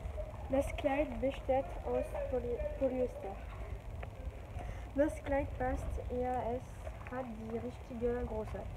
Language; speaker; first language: German; non-native, learner; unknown